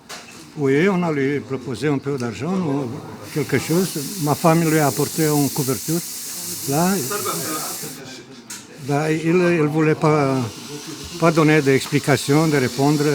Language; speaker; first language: French; non-native, fluent; Romanian